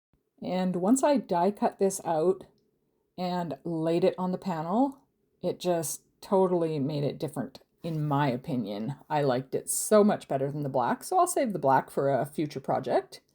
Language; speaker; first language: English; native; English